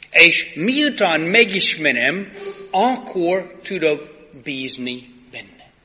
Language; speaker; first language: Hungarian; non-native, learner; English